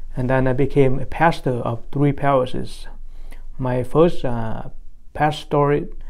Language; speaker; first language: English; non-native, fluent; Vietnamese